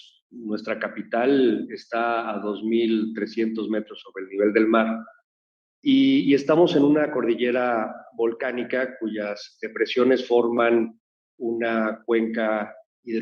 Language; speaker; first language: Spanish; native; Spanish